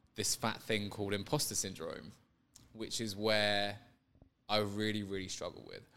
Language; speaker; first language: English; native; English